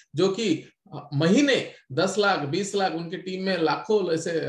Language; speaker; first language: Hindi; non-native, local second language; Odia